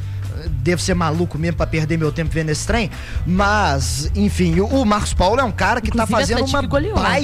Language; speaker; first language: Portuguese; native; Portuguese